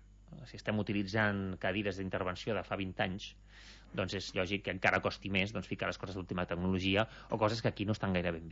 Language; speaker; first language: Catalan; native; Catalan